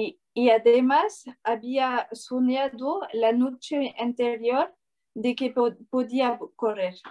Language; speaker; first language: Spanish; non-native, fluent; French